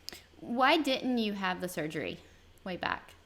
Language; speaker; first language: English; native; English